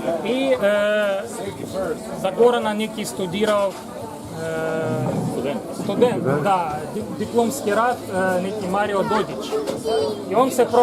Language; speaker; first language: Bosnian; non-native, learner; Ukrainian